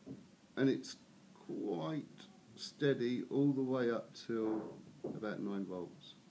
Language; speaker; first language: English; native; English